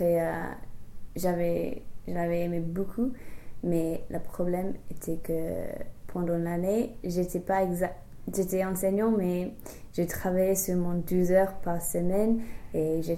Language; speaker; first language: French; non-native, fluent; English